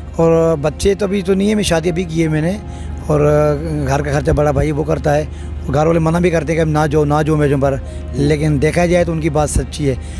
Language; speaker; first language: Urdu; non-native, local second language; Sindhi